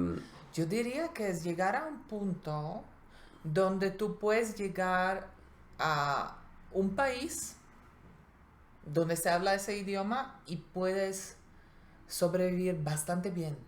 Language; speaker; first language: Spanish; non-native, fluent; Slovak